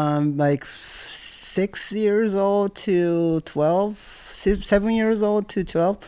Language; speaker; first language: English; non-native, learner; Japanese